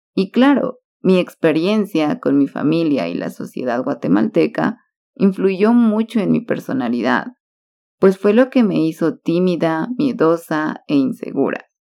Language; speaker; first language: Spanish; native; Spanish